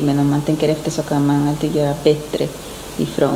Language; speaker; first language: Swedish; native; Swedish